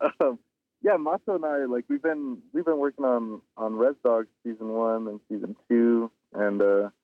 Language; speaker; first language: English; native; English